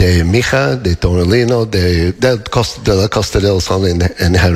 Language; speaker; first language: Spanish; non-native, learner; English